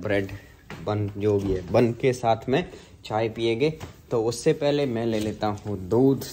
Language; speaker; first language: Hindi; native; Hindi